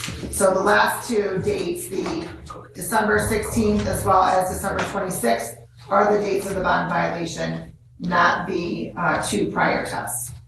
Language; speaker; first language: English; native; English